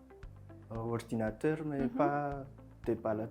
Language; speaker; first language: French; non-native, local second language; Malagasy